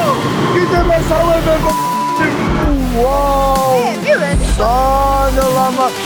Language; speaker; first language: Georgian; native; Georgian